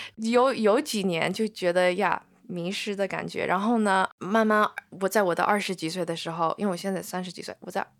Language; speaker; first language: Chinese; early bilingual, heritage; Chinese